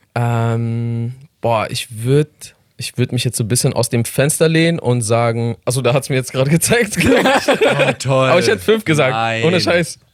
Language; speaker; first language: German; non-native, fluent; Persian